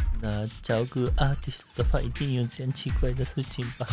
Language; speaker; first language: Chinese; non-native, learner; Japanese